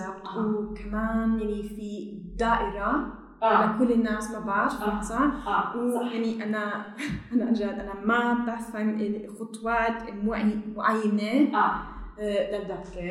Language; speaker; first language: Arabic; non-native, learner; German